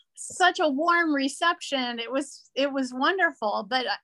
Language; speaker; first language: English; native; English